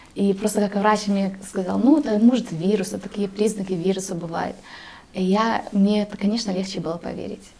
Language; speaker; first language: Russian; early bilingual, heritage; Russian